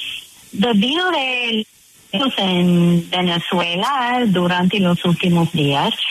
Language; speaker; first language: Spanish; non-native, fluent; English